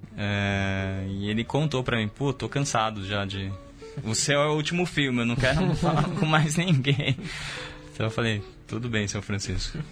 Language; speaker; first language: Portuguese; native; Portuguese